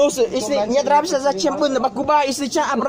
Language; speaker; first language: Russian; non-native, learner; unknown